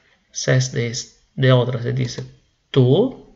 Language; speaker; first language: Spanish; non-native, fluent; Italian